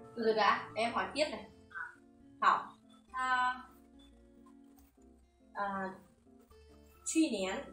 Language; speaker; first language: Chinese; non-native, fluent; Vietnamese